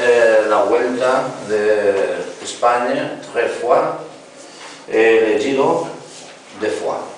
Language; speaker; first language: French; non-native, learner; Spanish